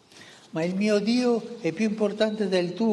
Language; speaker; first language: Italian; non-native, fluent; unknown